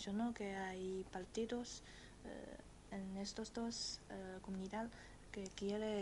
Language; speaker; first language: Spanish; non-native, fluent; Chinese